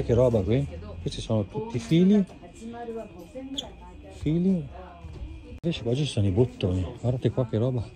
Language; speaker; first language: Italian; native; Italian